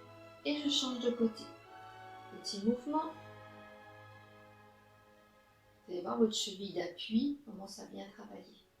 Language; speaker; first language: French; native; French